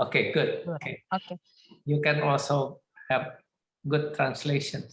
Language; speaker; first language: English; non-native, fluent; Indonesian